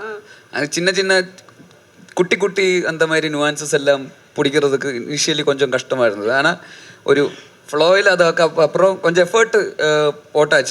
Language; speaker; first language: Tamil; non-native, learner; Malayalam